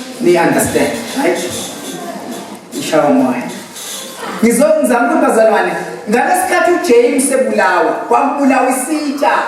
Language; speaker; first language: Zulu; native; Zulu